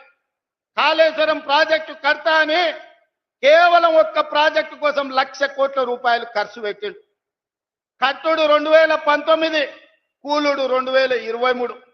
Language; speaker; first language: Telugu; native; Telugu